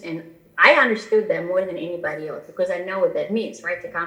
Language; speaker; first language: English; non-native, fluent; Albanian